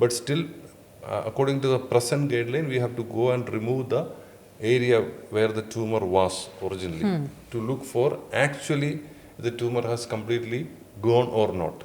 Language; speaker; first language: English; non-native, local second language; Malayalam